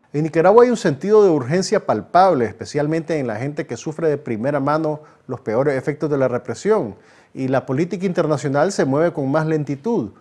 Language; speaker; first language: Spanish; native; Spanish